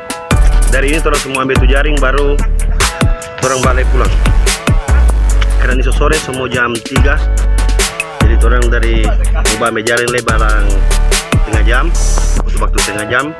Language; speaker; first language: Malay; non-native, local second language; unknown